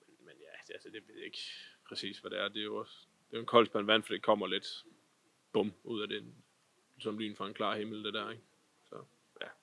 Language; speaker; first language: Danish; native; Danish